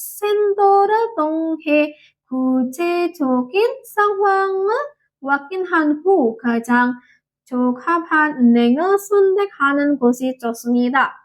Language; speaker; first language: Korean; non-native, fluent; Indonesian